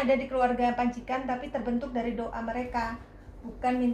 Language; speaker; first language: Indonesian; native; Indonesian